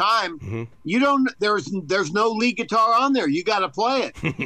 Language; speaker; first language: English; native; English